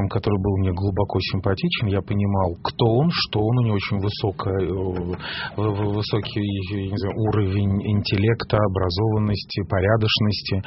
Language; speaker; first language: Russian; native; Russian